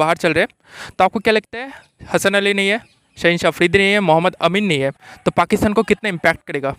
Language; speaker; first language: Hindi; native; Hindi